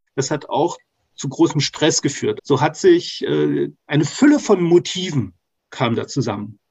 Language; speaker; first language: German; native; German